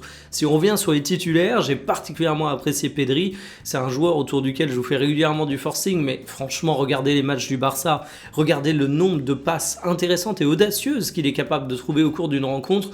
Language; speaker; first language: French; native; French